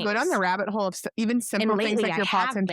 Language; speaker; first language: English; native; English